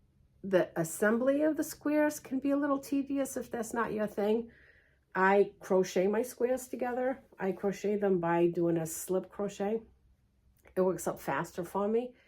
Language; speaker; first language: English; early bilingual, other home language; Portuguese